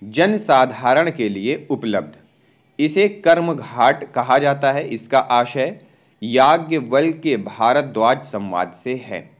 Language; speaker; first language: Hindi; native; Hindi